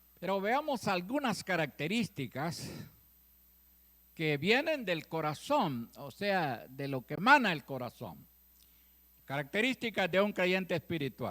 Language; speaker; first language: Spanish; native; Spanish